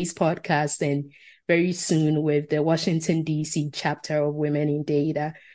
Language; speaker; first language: English; non-native, local second language; Akan